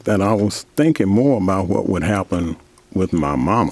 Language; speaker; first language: English; native; English